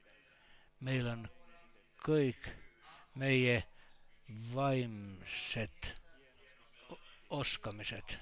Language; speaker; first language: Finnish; non-native, learner; Estonian